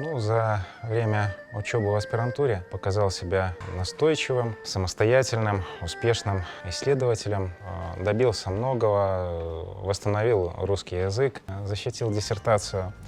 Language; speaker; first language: Russian; native; Russian